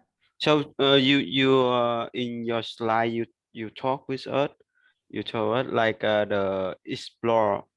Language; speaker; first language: English; non-native, learner; Vietnamese